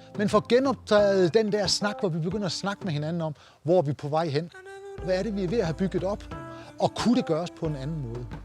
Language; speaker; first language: Danish; native; Danish